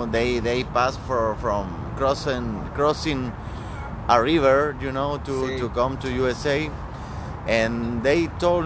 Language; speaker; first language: English; non-native, learner; Spanish